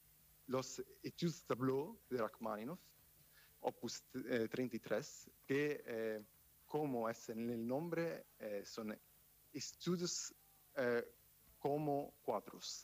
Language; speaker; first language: Spanish; non-native, fluent; Italian